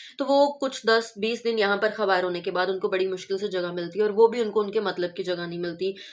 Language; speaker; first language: Urdu; non-native, local second language; Punjabi